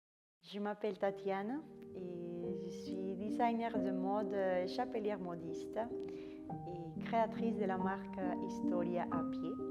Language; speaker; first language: French; non-native, fluent; Spanish